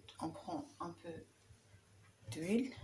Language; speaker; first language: French; non-native, local second language; Arabic